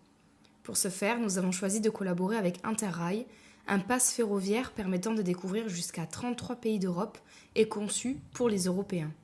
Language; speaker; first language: French; native; French